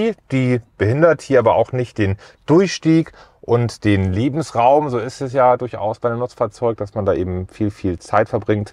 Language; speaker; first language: German; native; German